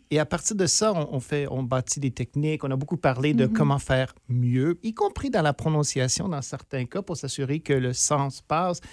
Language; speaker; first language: French; native; French